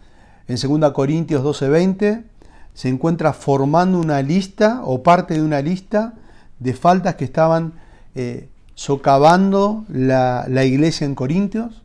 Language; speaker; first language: Spanish; native; Spanish